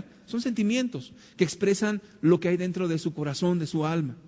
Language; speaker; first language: Spanish; native; Spanish